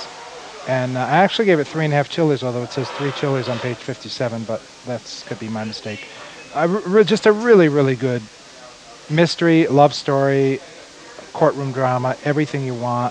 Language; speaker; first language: English; native; English